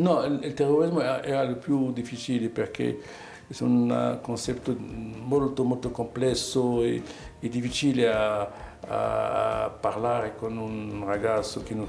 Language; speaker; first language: Italian; non-native, learner; Arabic